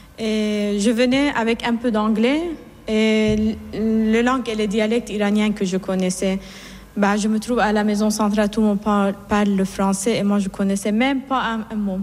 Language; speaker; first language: French; non-native, fluent; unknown